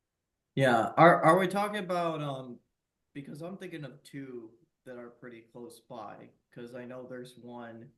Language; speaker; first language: English; native; English